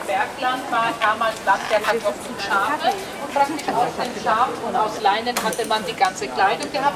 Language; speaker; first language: German; non-native, fluent; Slovak